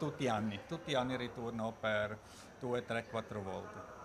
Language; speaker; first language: Italian; non-native, learner; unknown